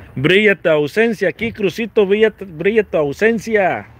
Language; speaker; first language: Spanish; native; Spanish